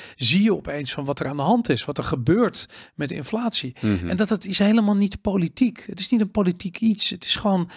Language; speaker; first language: Dutch; native; Dutch